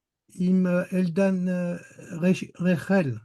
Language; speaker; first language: Hebrew; non-native, learner; French